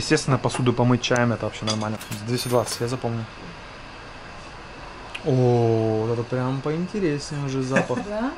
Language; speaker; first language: Russian; native; Russian